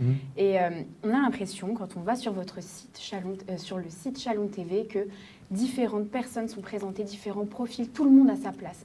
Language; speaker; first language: French; native; French